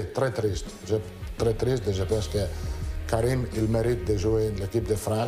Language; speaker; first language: French; non-native, learner; Italian